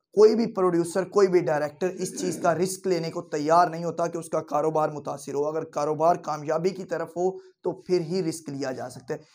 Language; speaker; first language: Urdu; non-native, local second language; Punjabi